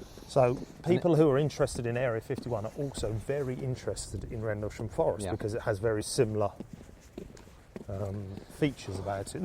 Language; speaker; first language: English; native; English